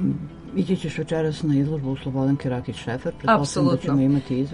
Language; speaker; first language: Serbian; native; Serbian